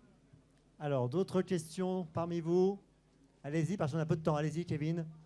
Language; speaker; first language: French; native; French